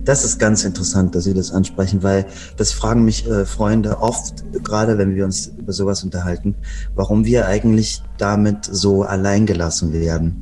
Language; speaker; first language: German; native; German